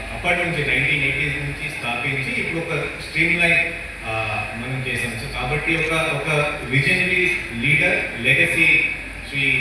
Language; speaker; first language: Telugu; non-native, local second language; Marathi